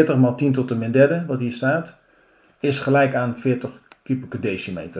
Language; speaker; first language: Dutch; native; Dutch